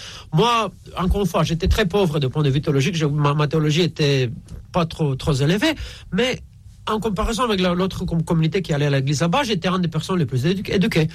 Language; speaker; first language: French; non-native, fluent; Romanian